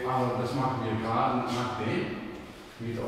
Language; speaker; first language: German; non-native, fluent; Dutch